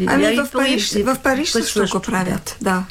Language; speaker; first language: Bulgarian; non-native, fluent; French